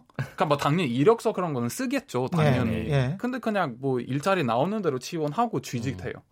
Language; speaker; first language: Korean; non-native, fluent; Swedish